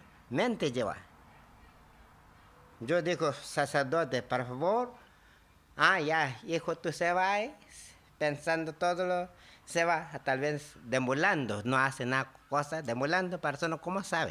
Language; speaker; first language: Spanish; non-native, learner; Tibetan